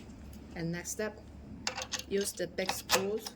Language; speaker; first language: English; non-native, learner; Chinese